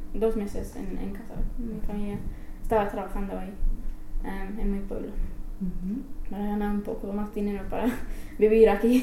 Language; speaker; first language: Spanish; non-native, fluent; English